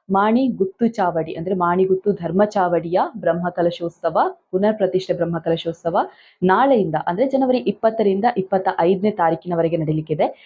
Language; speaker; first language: Kannada; native; Kannada